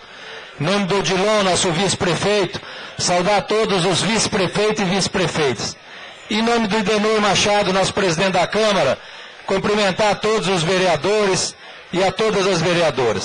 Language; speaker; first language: Portuguese; native; Portuguese